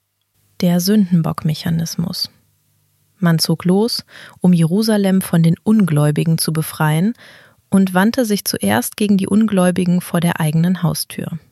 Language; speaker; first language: German; native; German